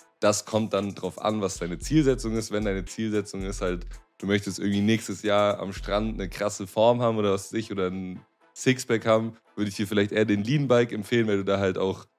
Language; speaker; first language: German; native; German